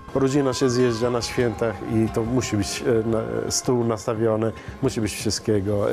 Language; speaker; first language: Polish; non-native, fluent; Arabic